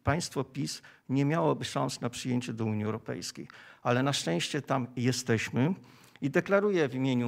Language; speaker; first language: Polish; native; Polish